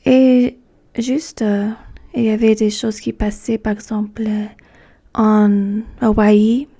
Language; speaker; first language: French; non-native, fluent; English